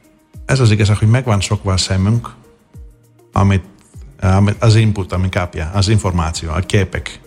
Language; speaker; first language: Hungarian; non-native, fluent; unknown